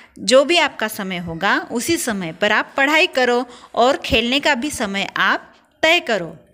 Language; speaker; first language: Hindi; non-native, local second language; Marathi